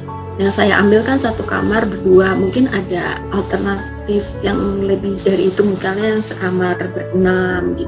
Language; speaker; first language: Indonesian; native; Indonesian